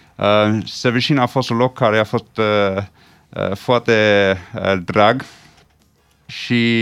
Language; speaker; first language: Romanian; non-native, fluent; English